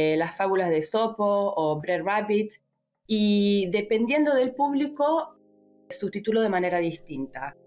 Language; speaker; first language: Spanish; early bilingual, heritage; Spanish